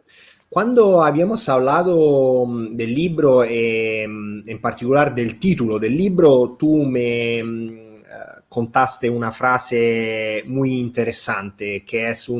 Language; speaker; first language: Spanish; non-native, fluent; Italian